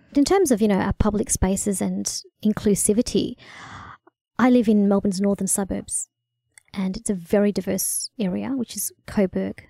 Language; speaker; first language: English; early bilingual, other home language; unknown